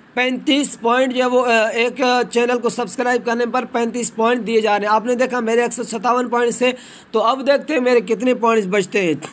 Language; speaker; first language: Hindi; non-native, local second language; Punjabi